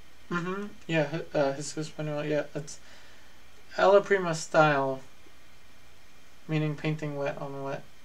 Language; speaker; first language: English; early bilingual, other home language; Spanish